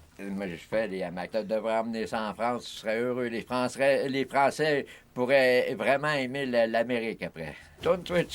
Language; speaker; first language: French; native; French